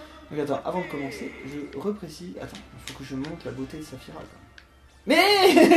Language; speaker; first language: French; native; French